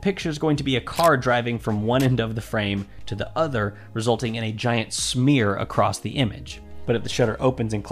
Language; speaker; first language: English; native; English